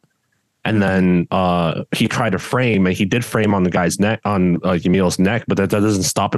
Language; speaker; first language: English; non-native, local second language; Cantonese